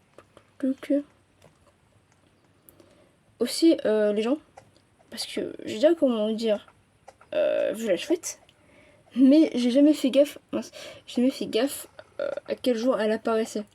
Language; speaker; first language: French; native; French